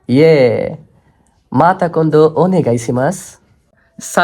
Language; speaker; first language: Japanese; non-native, learner; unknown